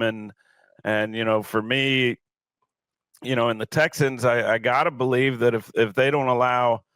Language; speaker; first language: English; native; English